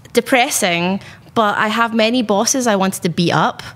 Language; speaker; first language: English; native; English